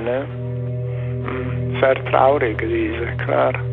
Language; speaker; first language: German; non-native, learner; Italian